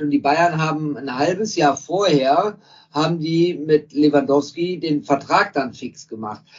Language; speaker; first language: German; native; German